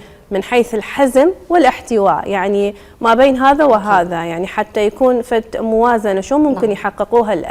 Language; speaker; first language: Arabic; native; Arabic